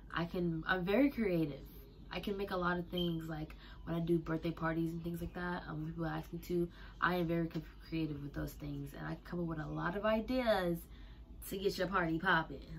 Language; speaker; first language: English; native; English